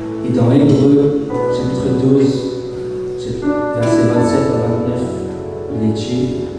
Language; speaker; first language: French; non-native, fluent; Chinese